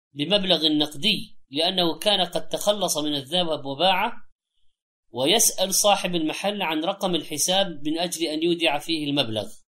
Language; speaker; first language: Arabic; native; Arabic